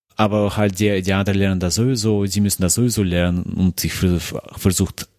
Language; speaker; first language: German; non-native, fluent; Russian